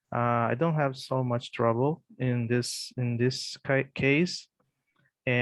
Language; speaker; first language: English; non-native, fluent; Portuguese